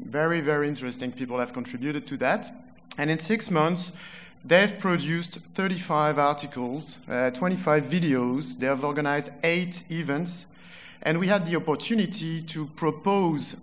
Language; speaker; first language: English; non-native, fluent; French